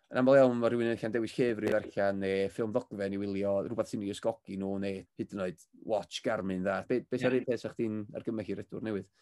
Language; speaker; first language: Welsh; native; Welsh